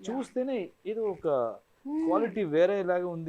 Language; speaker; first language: Telugu; non-native, learner; Kannada